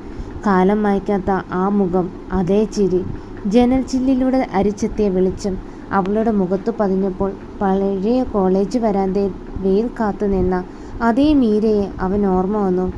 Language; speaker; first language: Malayalam; native; Malayalam